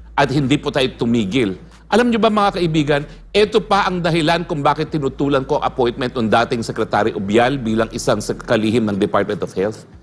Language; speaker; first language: Filipino; native; Filipino